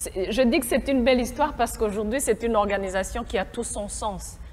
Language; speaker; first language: French; non-native, local second language; Kinyarwanda